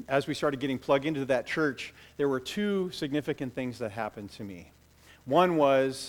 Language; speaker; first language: English; native; English